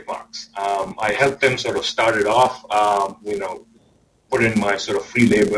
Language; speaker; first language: English; non-native, local second language; Urdu